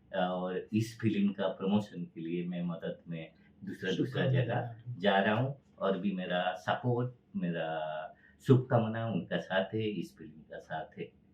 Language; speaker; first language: Hindi; non-native, local second language; Odia